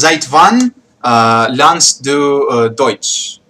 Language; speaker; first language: German; non-native, learner; Chechen